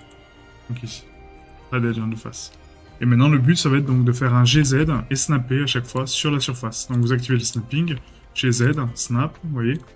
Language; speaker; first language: French; native; French